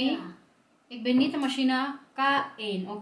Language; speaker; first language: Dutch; non-native, fluent; Waray